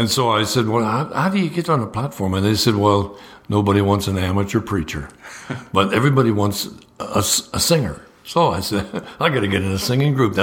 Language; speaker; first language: English; native; English